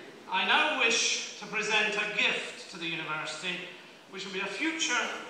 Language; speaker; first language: English; native; English